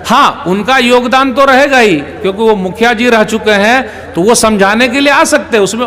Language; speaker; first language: Hindi; native; Hindi